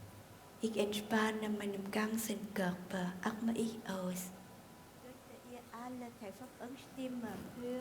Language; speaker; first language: German; non-native, fluent; Vietnamese